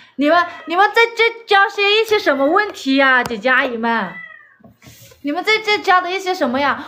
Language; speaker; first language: Chinese; non-native, local second language; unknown